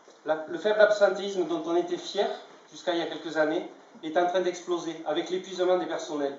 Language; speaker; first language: French; native; French